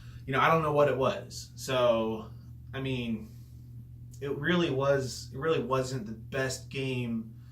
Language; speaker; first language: English; native; English